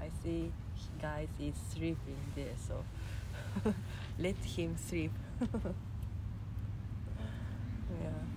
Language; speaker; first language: English; non-native, fluent; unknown